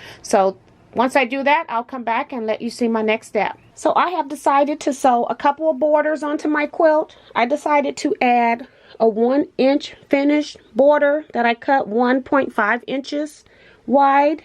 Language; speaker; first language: English; native; English